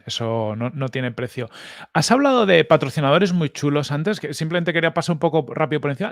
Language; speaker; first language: Spanish; native; Spanish